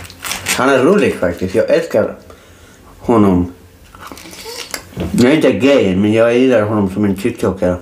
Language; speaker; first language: Swedish; non-native, learner; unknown